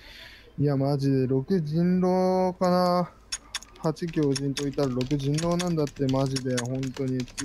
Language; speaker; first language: Japanese; native; Japanese